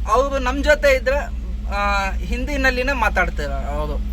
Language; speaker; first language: Kannada; non-native, local second language; Urdu